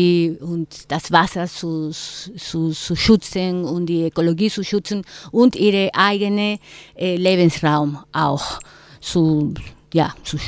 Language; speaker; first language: German; non-native, fluent; Spanish